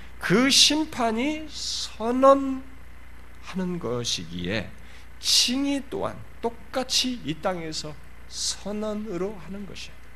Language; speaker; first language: Korean; native; Korean